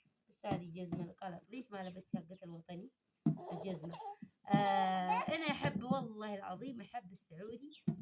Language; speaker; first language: Arabic; early bilingual, other home language; Amharic